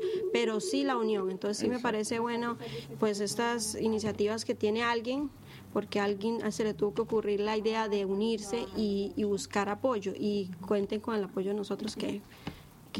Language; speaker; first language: Spanish; native; Spanish